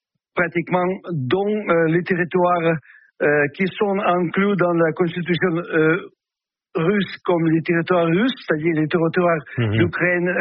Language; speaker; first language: French; non-native, fluent; Russian